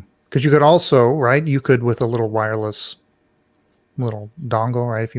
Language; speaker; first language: English; native; English